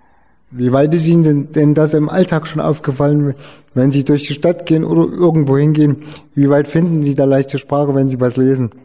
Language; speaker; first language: German; native; German